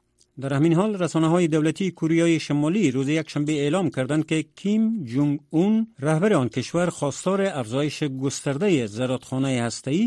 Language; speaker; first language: Persian; native; Persian